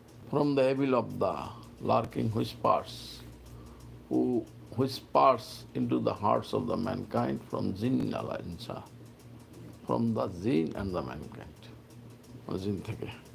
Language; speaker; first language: English; non-native, local second language; Bangla